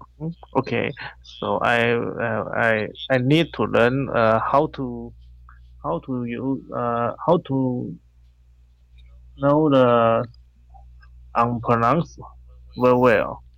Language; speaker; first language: English; non-native, learner; Chinese